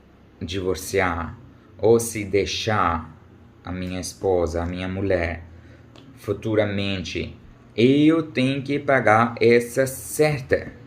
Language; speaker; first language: Portuguese; non-native, learner; Urdu